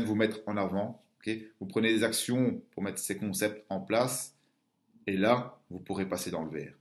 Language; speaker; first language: French; native; French